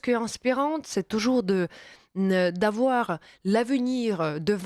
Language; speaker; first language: French; non-native, fluent; Russian